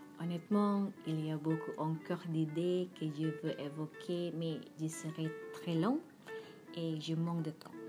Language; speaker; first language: French; non-native, learner; Indonesian